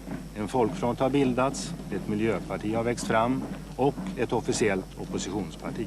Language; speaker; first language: Swedish; native; Swedish